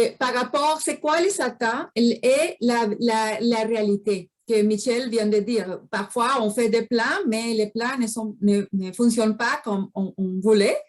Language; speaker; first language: French; non-native, fluent; Spanish